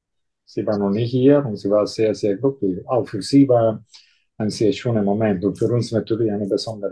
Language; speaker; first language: German; non-native, fluent; Italian